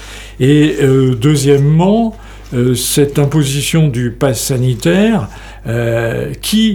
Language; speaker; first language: French; native; French